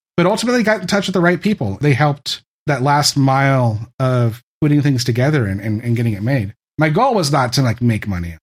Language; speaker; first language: English; native; English